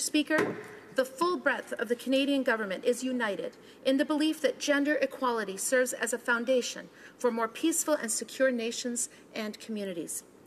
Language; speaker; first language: English; native; English